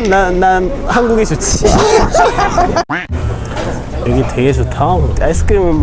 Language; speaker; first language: Korean; non-native, fluent; Kinyarwanda